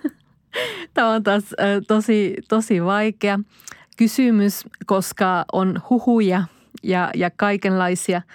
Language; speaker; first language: Finnish; non-native, fluent; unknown